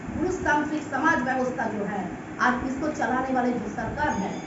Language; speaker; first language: Hindi; non-native, local second language; Bangla